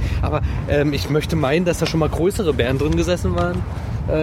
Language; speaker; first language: German; native; German